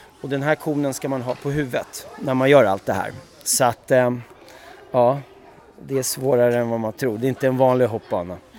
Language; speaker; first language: Swedish; early bilingual, other home language; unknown